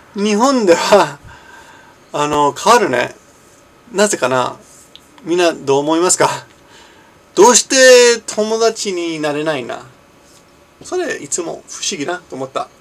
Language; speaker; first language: Japanese; non-native, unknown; English